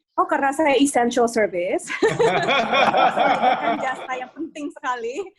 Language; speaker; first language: Indonesian; native; Indonesian